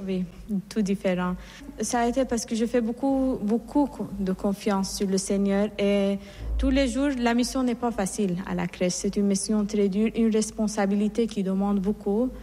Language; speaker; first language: French; non-native, fluent; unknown